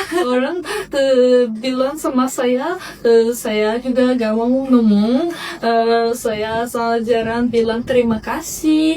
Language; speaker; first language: Indonesian; non-native, learner; Russian